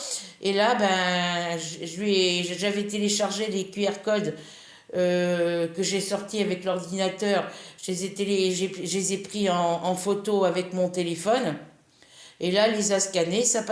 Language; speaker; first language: French; native; French